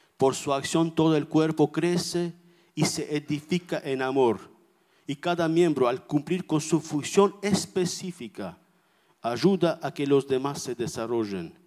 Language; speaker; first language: Spanish; non-native, fluent; Armenian